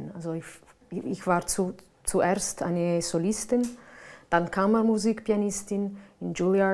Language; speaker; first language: German; non-native, fluent; Italian